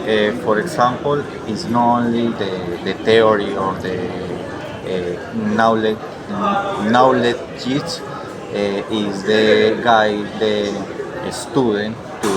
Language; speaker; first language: English; non-native, learner; Spanish